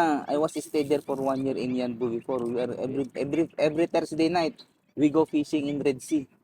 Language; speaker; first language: English; non-native, local second language; Filipino